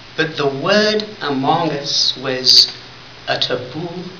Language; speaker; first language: English; non-native, fluent; Tigrinya